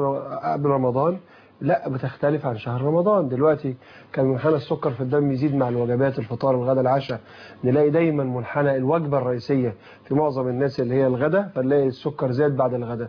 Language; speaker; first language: Arabic; native; Arabic